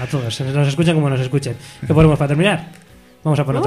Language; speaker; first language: Spanish; native; Spanish